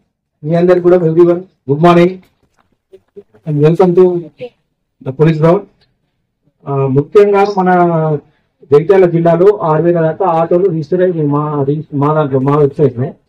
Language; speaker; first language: Telugu; native; Telugu